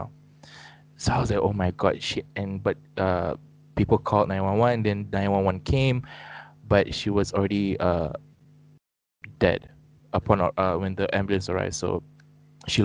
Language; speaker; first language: English; native; English